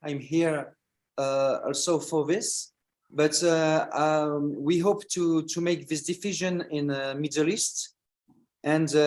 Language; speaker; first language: English; non-native, learner; French